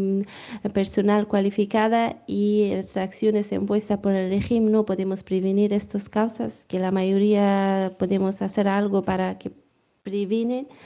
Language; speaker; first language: Spanish; non-native, learner; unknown